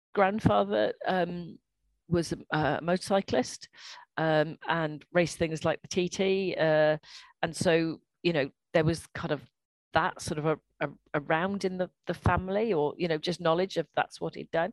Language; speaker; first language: English; native; English